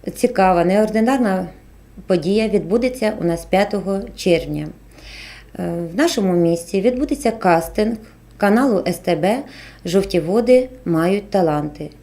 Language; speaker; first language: Ukrainian; native; Ukrainian